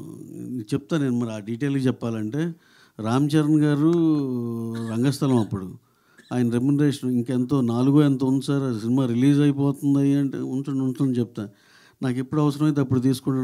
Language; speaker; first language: Telugu; native; Telugu